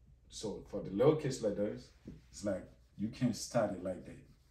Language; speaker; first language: English; non-native, fluent; Haitian Creole